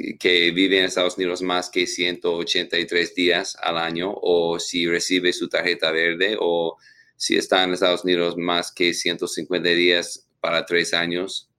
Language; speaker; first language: Spanish; non-native, learner; English